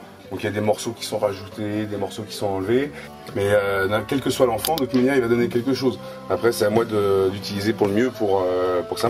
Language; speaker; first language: French; native; French